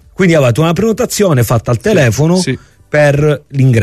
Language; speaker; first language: Italian; native; Italian